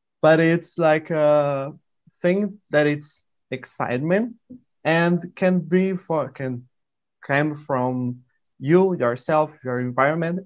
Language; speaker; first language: English; non-native, learner; Portuguese